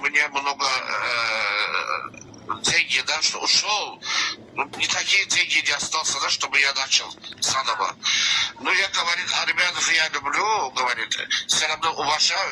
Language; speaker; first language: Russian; non-native, fluent; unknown